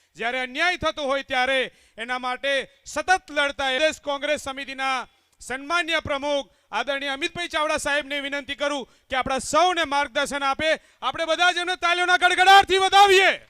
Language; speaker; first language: Gujarati; native; Gujarati